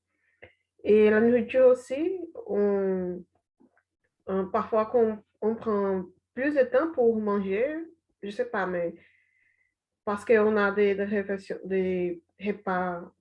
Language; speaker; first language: French; non-native, learner; Portuguese